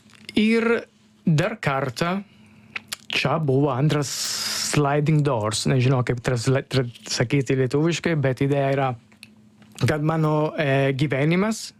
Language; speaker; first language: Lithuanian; non-native, learner; Italian